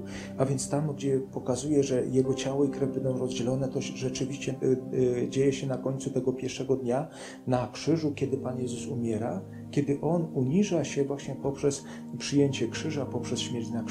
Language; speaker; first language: Polish; native; Polish